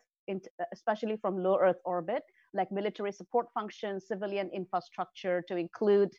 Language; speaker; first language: English; non-native, local second language; Assamese